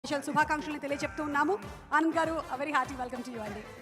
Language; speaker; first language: Telugu; native; Telugu